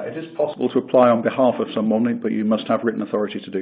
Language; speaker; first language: English; native; English